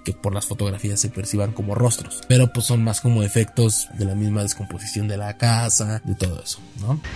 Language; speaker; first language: Spanish; native; Spanish